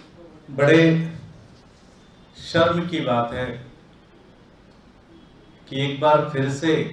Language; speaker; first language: Hindi; native; Hindi